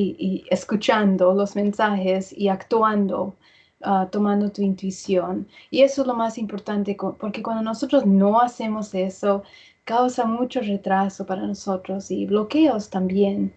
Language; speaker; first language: Spanish; early bilingual, heritage; English